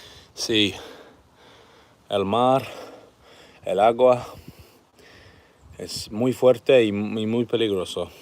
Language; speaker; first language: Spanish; non-native, learner; English